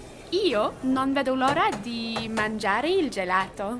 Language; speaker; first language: Italian; non-native, learner; English